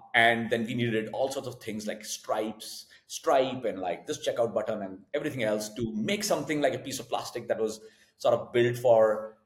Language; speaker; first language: English; non-native, local second language; Hindi